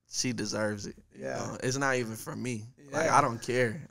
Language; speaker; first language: English; native; English